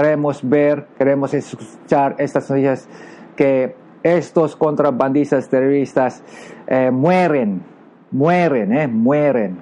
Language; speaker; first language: Spanish; non-native, learner; Filipino